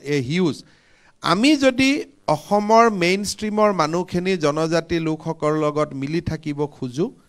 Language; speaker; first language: Assamese; native; Assamese